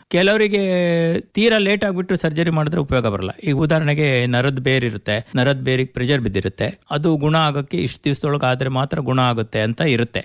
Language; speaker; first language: Kannada; native; Kannada